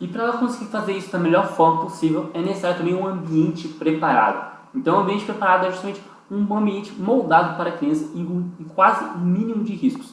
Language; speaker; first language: Portuguese; native; Portuguese